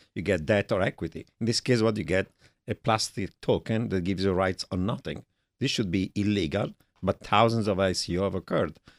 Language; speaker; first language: English; non-native, fluent; Italian